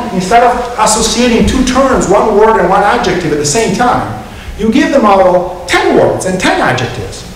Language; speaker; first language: English; non-native, fluent; Italian